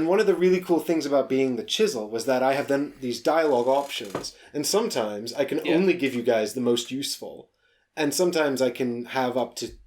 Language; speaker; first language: English; native; English